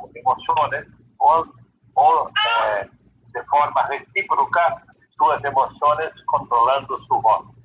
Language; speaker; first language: Spanish; non-native, learner; Portuguese